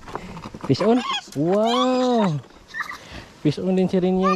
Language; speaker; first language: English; non-native, local second language; Filipino